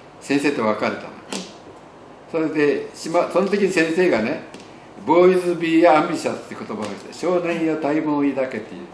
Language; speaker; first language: Japanese; native; Japanese